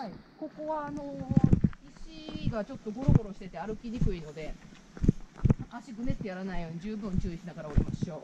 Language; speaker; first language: Japanese; native; Japanese